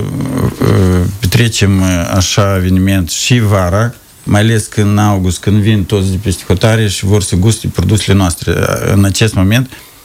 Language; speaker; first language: Romanian; native; Romanian